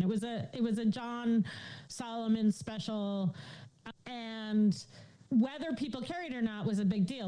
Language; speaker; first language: English; native; English